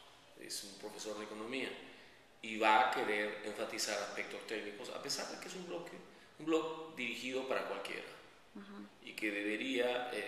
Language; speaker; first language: Spanish; native; Spanish